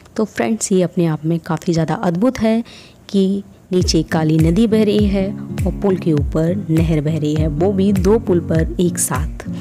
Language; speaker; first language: Hindi; native; Hindi